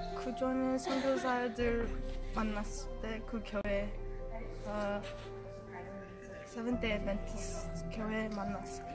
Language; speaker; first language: Korean; early bilingual, heritage; English